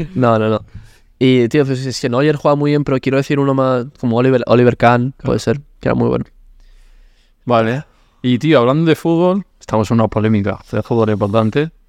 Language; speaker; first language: Spanish; early bilingual, other home language; Italian